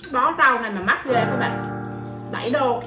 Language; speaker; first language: Vietnamese; native; Vietnamese